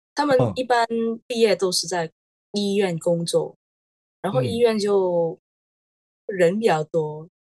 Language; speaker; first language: Chinese; non-native, local second language; Cantonese